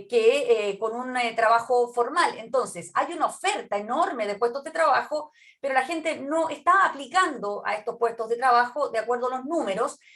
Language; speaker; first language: Spanish; native; Spanish